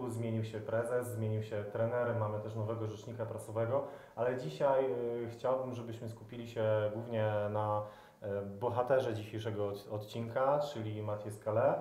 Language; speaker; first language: Polish; native; Polish